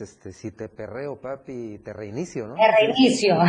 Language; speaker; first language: Spanish; native; Spanish